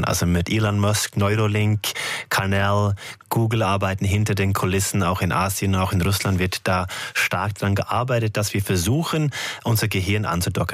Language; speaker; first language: German; non-native, fluent; Norwegian